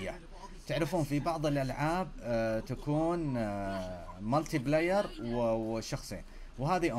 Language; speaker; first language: Arabic; native; Arabic